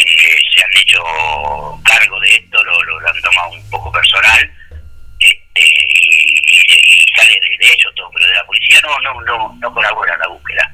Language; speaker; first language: Spanish; native; Spanish